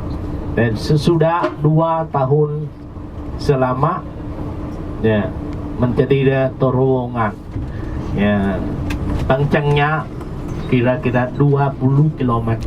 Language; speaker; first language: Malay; non-native, learner; Vietnamese